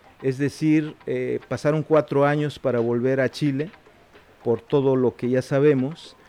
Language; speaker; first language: Spanish; non-native, local second language; Zapotec